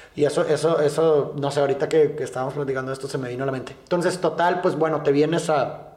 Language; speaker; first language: Spanish; native; Spanish